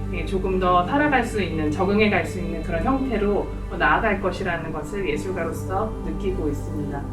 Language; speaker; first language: Korean; native; Korean